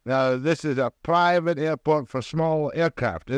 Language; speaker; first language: English; native; English